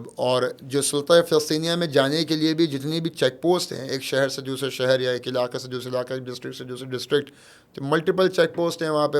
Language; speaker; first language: Urdu; early bilingual, heritage; Arabic